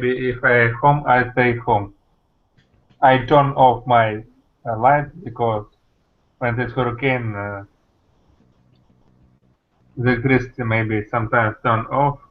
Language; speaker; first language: English; non-native, learner; Russian